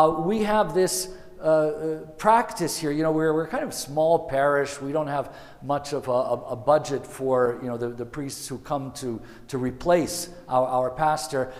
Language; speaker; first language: English; early bilingual, other home language; Ukrainian